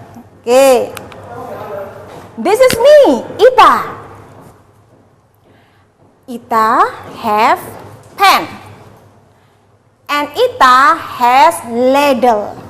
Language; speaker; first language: English; non-native, learner; Indonesian